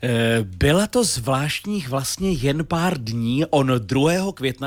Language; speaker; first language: Czech; native; Czech